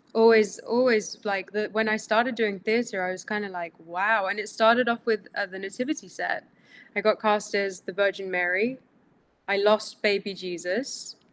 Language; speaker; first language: English; early bilingual, other home language; Greek